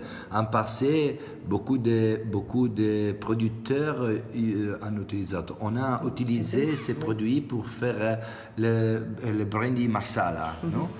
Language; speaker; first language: French; non-native, learner; Italian